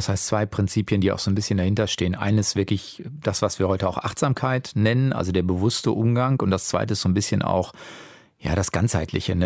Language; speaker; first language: German; native; German